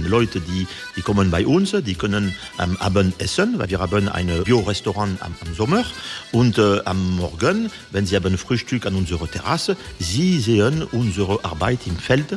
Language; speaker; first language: German; non-native, fluent; French